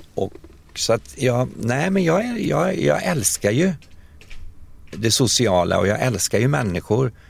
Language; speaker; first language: Swedish; native; Swedish